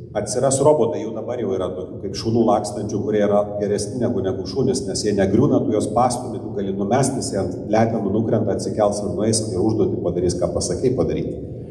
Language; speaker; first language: Lithuanian; non-native, local second language; Polish